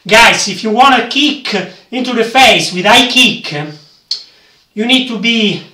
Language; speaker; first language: English; non-native, learner; Italian